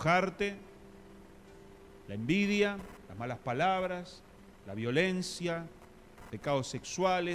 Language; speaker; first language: Spanish; native; Spanish